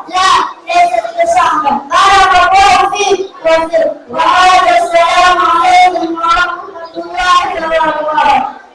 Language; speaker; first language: Arabic; non-native, learner; Swahili